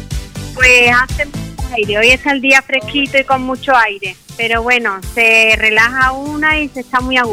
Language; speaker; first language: Spanish; native; Spanish